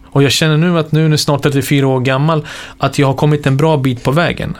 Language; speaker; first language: Swedish; early bilingual, other home language; Serbian